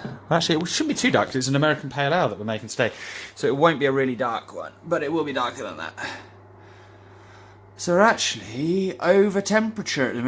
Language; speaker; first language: English; native; English